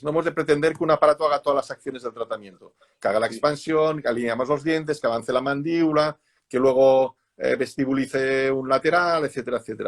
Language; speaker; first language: Spanish; native; Spanish